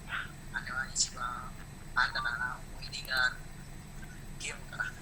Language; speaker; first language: Japanese; non-native, learner; Indonesian